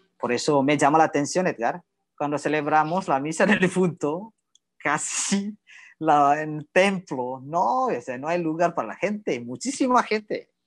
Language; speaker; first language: Spanish; non-native, learner; Indonesian